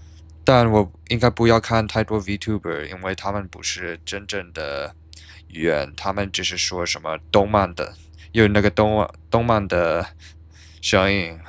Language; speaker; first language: Chinese; non-native, learner; English